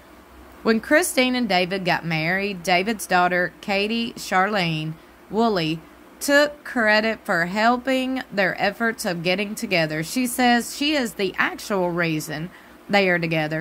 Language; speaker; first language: English; native; English